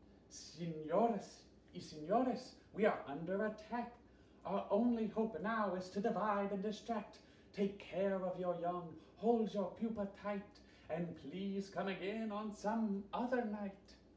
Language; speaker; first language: English; native; English